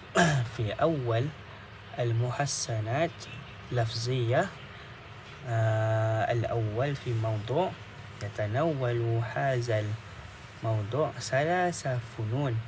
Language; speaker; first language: Arabic; non-native, local second language; Malay